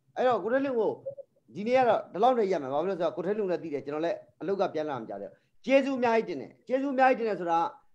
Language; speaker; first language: Burmese; non-native, local second language; Rohingya